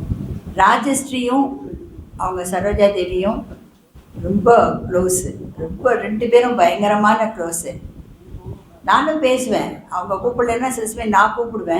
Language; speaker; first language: Tamil; native; Tamil